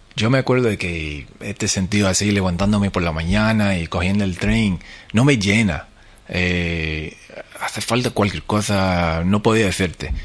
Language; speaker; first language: Spanish; non-native, fluent; English